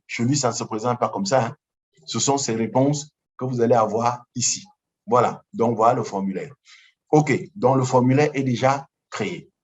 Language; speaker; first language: French; non-native, local second language; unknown